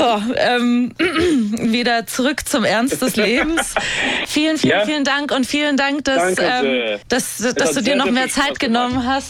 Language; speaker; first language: German; native; German